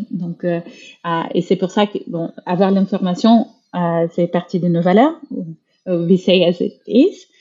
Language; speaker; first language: French; non-native, fluent; Portuguese